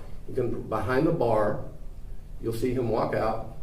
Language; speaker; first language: English; native; English